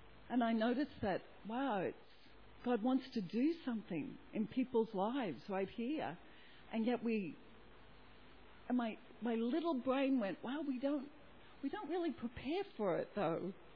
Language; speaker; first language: English; native; English